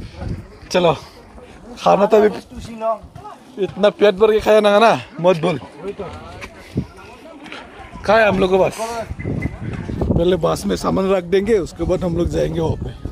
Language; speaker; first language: Hindi; non-native, local second language; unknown